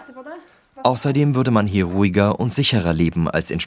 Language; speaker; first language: German; native; German